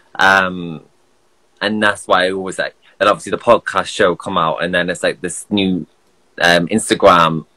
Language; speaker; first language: English; native; English